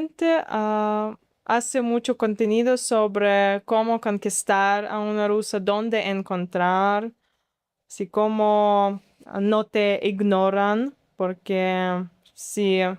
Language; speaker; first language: Spanish; non-native, learner; Russian